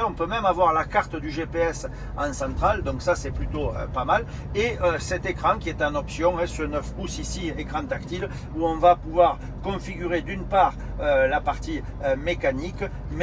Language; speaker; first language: French; native; French